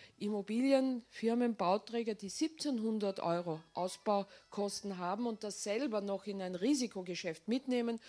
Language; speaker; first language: German; native; German